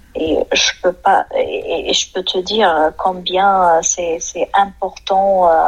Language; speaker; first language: French; non-native, fluent; Arabic